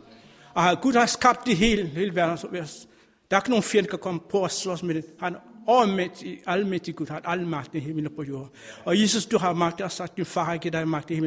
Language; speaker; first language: Danish; non-native, learner; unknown